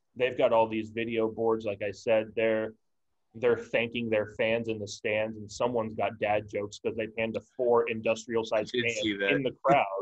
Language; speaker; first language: English; native; English